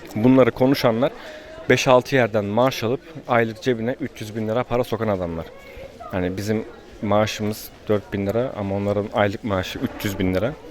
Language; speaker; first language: Turkish; native; Turkish